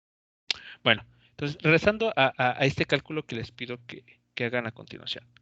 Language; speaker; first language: Spanish; native; Spanish